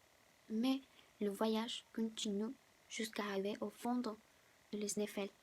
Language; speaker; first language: French; non-native, learner; Spanish